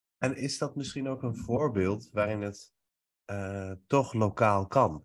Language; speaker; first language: Dutch; early bilingual, other home language; Persian